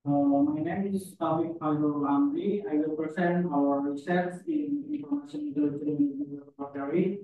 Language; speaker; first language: English; non-native, fluent; Indonesian